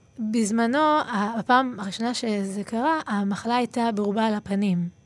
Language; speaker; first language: Hebrew; native; Hebrew